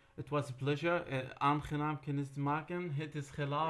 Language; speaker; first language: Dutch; non-native, learner; Arabic